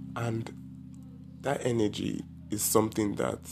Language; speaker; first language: English; non-native, local second language; Igbo